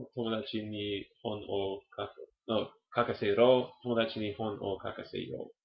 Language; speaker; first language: Japanese; non-native, learner; English